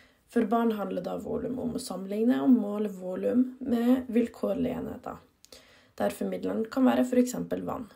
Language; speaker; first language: Norwegian; native; Norwegian